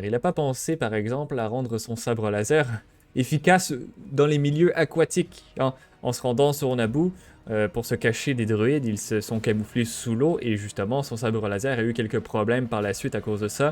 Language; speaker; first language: French; native; French